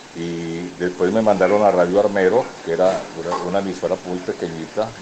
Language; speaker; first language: Spanish; native; Spanish